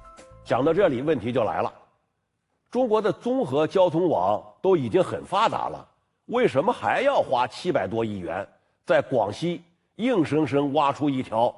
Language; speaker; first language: Chinese; native; Chinese